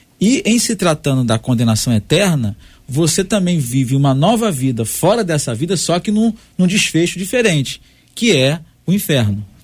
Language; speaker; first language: Portuguese; native; Portuguese